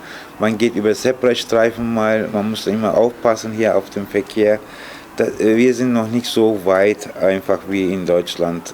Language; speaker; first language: German; non-native, fluent; Turkish